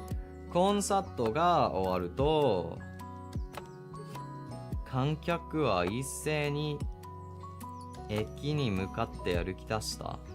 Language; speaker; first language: Japanese; non-native, learner; English